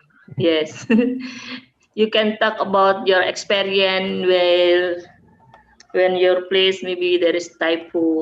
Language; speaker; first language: English; non-native, learner; Indonesian